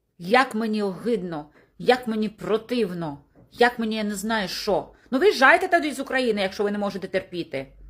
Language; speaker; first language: Ukrainian; non-native, local second language; Russian